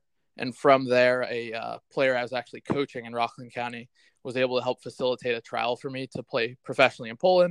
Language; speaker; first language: English; native; English